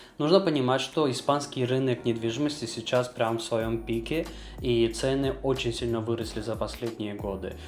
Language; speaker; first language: Russian; non-native, local second language; Azerbaijani